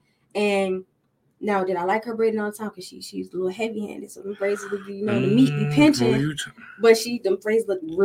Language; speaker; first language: English; native; English